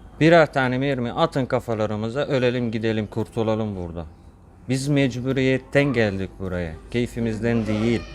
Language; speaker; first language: Turkish; non-native, fluent; Arabic